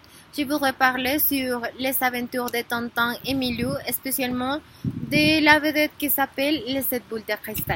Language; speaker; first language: French; non-native, learner; Spanish